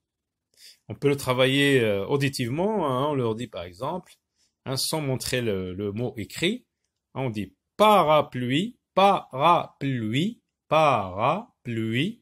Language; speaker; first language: French; non-native, local second language; Arabic